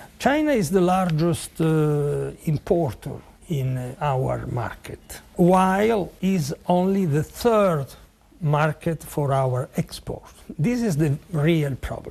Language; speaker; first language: English; non-native, fluent; Italian